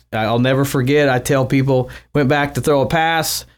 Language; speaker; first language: English; native; English